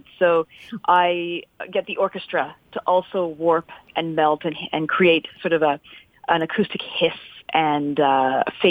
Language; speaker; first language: English; non-native, local second language; French